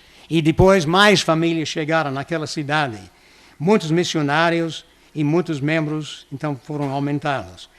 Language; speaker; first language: Portuguese; non-native, fluent; English